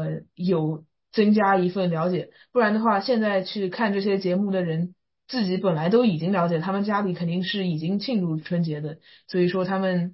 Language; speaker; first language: Chinese; early bilingual, other home language; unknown